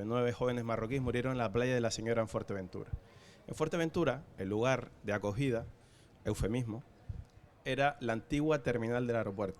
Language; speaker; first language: Spanish; native; Spanish